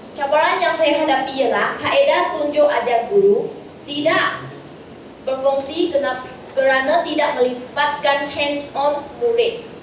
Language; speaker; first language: Malay; non-native, local second language; Chinese